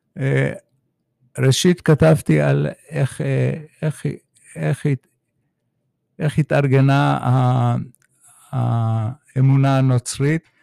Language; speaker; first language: Hebrew; native; Hebrew